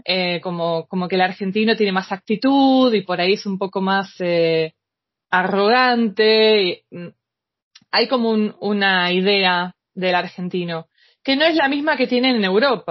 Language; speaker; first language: Spanish; native; Spanish